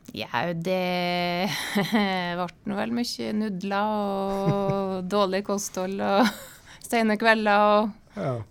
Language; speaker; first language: Norwegian; native; Norwegian